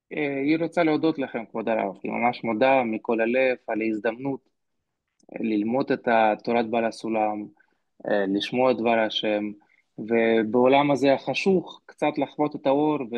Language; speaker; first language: Hebrew; non-native, fluent; Russian